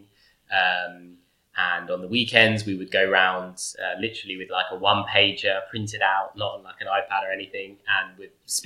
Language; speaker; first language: English; native; English